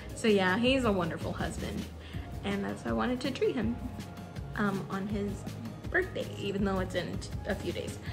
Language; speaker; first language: English; early bilingual, other home language; Spanish